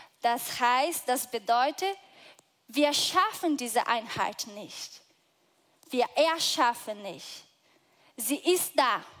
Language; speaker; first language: German; non-native, fluent; Portuguese